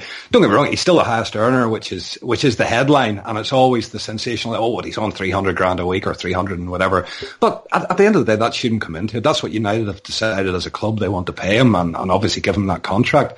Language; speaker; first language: English; native; English